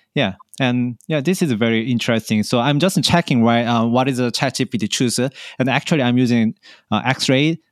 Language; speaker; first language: English; non-native, learner; Korean